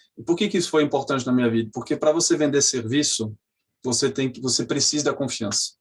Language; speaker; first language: Portuguese; non-native, fluent; French